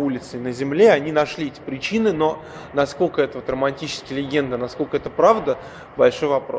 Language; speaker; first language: Russian; native; Russian